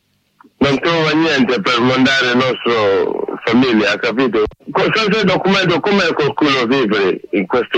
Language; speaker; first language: Italian; non-native, learner; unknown